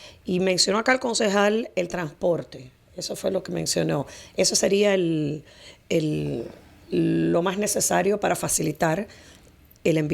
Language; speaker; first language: Spanish; native; Spanish